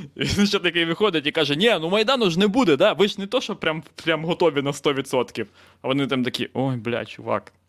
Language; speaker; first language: Ukrainian; non-native, local second language; Russian